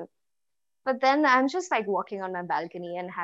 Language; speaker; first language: English; non-native, local second language; Hindi